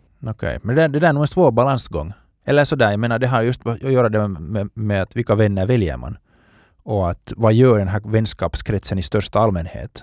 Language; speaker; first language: Swedish; native; Swedish